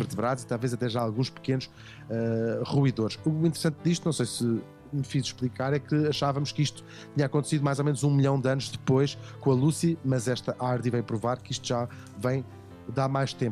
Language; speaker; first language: Portuguese; native; Portuguese